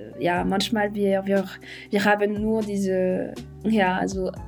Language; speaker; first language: German; non-native, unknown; French